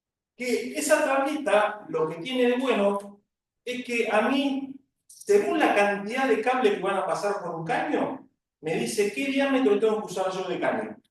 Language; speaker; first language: Spanish; native; Spanish